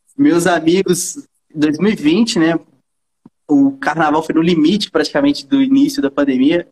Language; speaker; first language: Portuguese; native; Portuguese